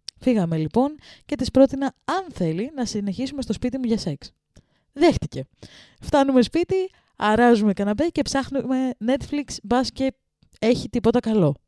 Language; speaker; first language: Greek; early bilingual, other home language; Russian